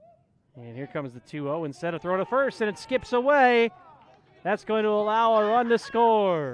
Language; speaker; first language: English; native; English